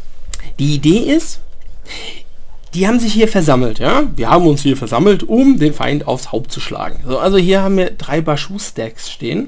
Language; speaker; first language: German; native; German